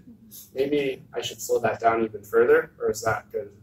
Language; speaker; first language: English; native; English